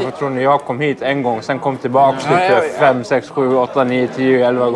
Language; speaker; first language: Swedish; native; Swedish